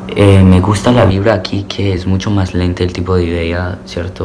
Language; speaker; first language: Spanish; early bilingual, heritage; Spanish